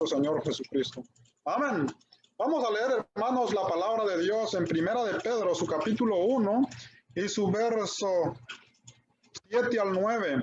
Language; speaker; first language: Spanish; native; Spanish